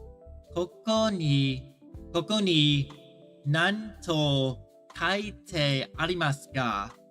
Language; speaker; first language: Japanese; non-native, learner; English